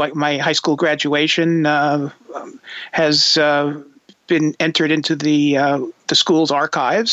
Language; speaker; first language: English; native; English